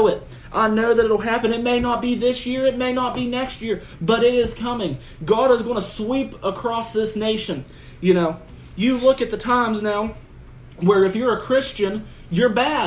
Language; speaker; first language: English; native; English